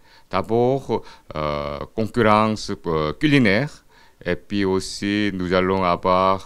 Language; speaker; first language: French; non-native, fluent; Korean